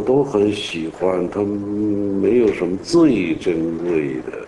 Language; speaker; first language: Chinese; native; Chinese